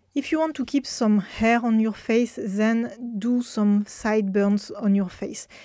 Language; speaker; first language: English; non-native, fluent; French